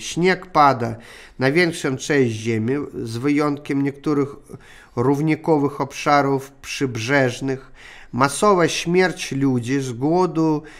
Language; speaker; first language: Polish; non-native, learner; Russian